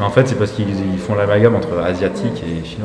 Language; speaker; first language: French; native; French